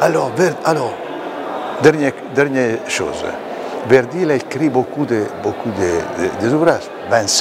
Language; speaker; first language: French; non-native, fluent; Italian